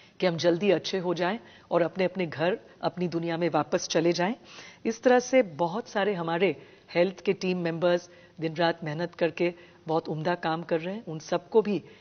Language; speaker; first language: Hindi; non-native, local second language; Gujarati